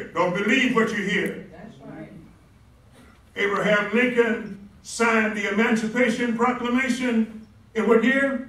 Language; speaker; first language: English; native; English